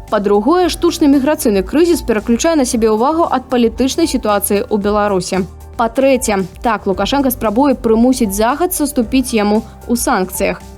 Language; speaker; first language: Belarusian; native; Belarusian